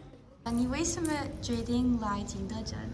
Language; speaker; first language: Chinese; non-native, fluent; English